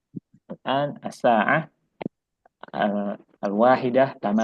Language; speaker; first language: Arabic; non-native, fluent; Indonesian